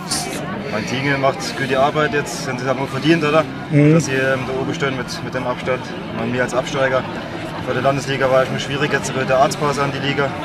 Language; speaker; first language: German; native; German